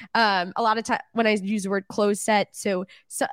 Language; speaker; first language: English; native; English